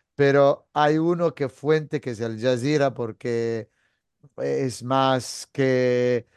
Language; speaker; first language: Spanish; non-native, fluent; Arabic